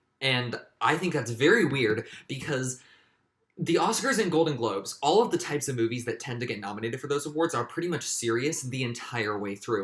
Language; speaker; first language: English; native; English